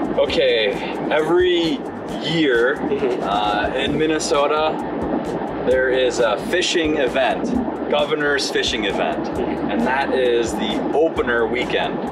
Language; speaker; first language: English; early bilingual, other home language; Korean